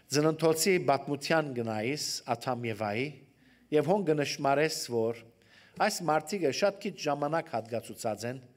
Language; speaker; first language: Armenian; early bilingual, heritage; Armenian